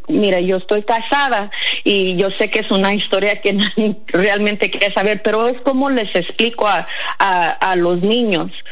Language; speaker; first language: Spanish; early bilingual, heritage; Spanish